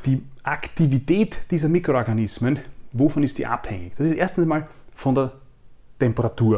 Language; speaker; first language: German; native; German